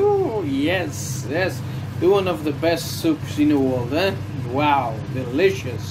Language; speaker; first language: English; non-native, fluent; Portuguese